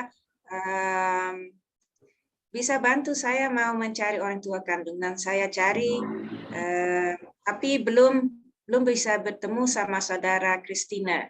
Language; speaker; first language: Indonesian; non-native, learner; Dutch